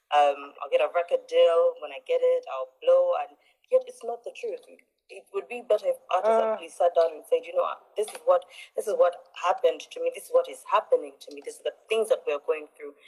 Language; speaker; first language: English; non-native, local second language; Ganda